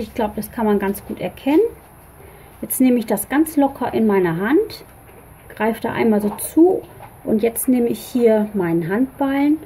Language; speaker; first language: German; native; German